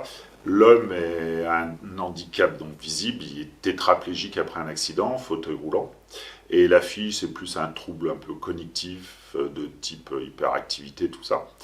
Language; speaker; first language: French; native; French